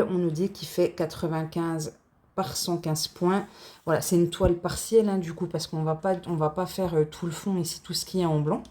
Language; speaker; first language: French; native; French